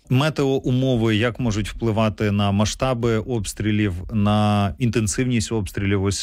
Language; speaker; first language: Ukrainian; native; Ukrainian